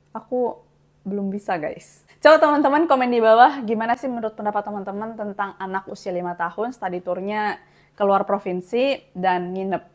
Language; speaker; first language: Indonesian; native; Indonesian